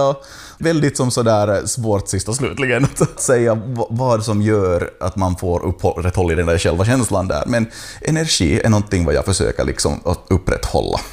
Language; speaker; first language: Swedish; native; Swedish